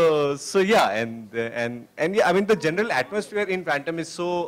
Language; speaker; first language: English; non-native, local second language; Hindi